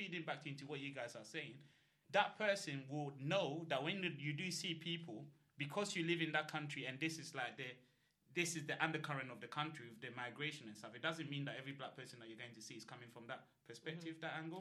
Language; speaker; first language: English; non-native, local second language; Akan